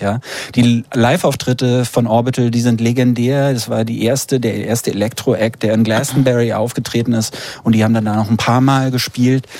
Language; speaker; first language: German; native; German